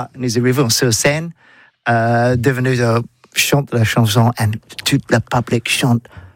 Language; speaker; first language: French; non-native, learner; English